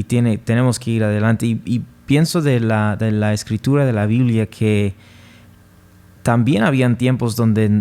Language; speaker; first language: Spanish; non-native, fluent; English